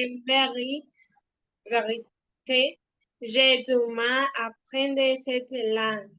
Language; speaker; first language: French; non-native, learner; Spanish